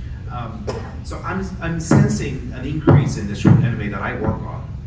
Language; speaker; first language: English; non-native, fluent; Japanese